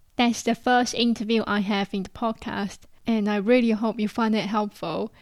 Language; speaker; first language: English; non-native, fluent; Chinese